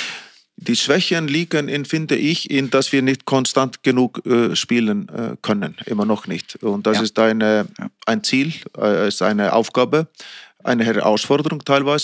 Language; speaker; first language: German; non-native, fluent; Icelandic